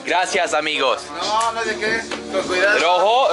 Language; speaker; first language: Spanish; non-native, learner; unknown